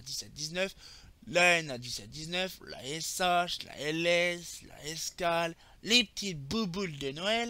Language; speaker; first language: French; native; French